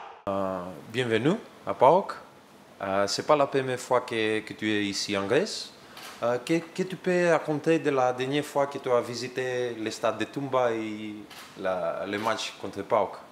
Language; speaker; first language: French; non-native, learner; Greek